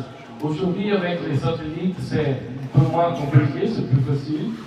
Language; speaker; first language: French; non-native, fluent; Italian